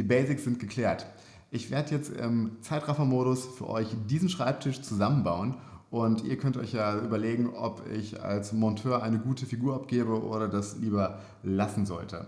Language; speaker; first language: German; native; German